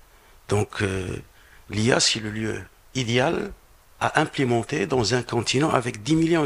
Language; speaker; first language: French; non-native, local second language; Arabic